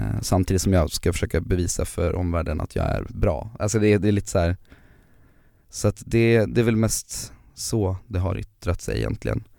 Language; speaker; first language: Swedish; native; Swedish